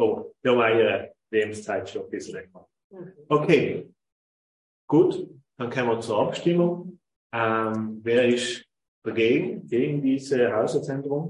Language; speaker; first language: German; native; German